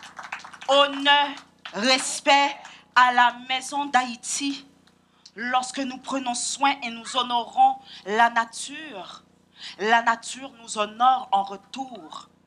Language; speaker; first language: French; non-native, local second language; Haitian Creole